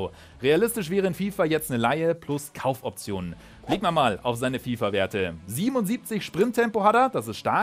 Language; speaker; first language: German; native; German